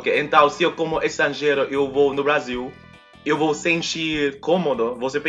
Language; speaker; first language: Portuguese; non-native, fluent; English